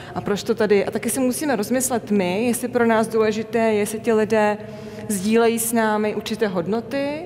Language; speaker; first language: Czech; native; Czech